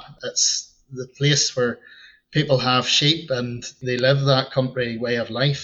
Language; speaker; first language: English; native; English